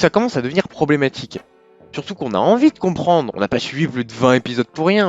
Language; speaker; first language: French; native; French